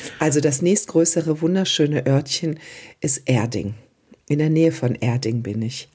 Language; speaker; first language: German; early bilingual, other home language; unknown